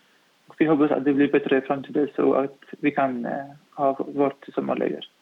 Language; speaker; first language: Swedish; non-native, fluent; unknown